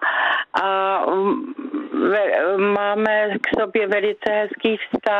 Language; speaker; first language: Czech; native; Czech